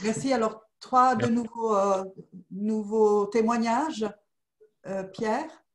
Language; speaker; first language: French; native; French